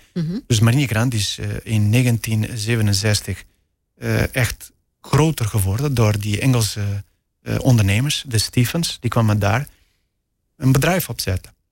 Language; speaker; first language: Dutch; non-native, fluent; Portuguese